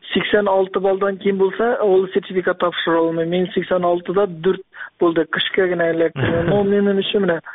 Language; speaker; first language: Tatar; early bilingual, heritage; Tatar